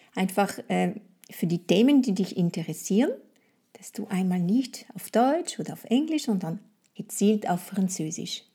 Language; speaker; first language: German; non-native, fluent; French